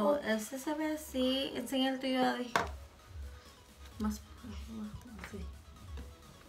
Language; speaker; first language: Spanish; early bilingual, heritage; Spanish